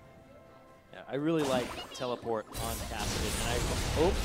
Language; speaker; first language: English; native; English